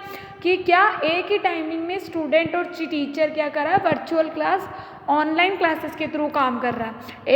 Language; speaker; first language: Hindi; native; Hindi